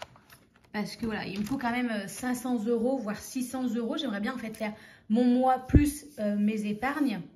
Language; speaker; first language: French; native; French